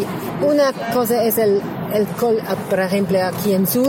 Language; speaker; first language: Spanish; non-native, learner; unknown